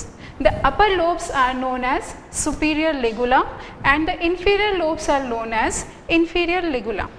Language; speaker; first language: English; non-native, local second language; Hindi